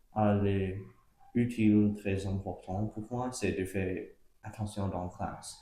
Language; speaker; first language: French; non-native, local second language; English